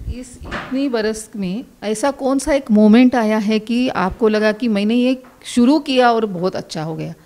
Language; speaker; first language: Hindi; non-native, local second language; Marathi